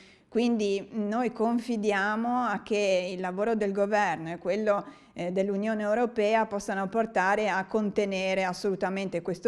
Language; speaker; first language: Italian; native; Italian